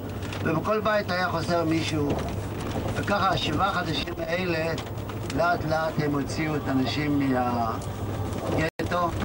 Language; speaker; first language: Hebrew; non-native, fluent; Yiddish